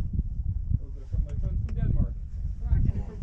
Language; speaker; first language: English; native; English